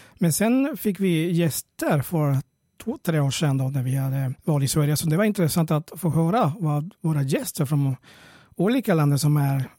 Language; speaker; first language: Swedish; early bilingual, other home language; Spanish